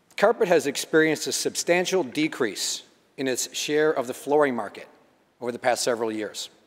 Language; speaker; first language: English; native; English